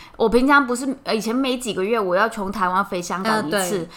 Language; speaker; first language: Chinese; non-native, fluent; Cantonese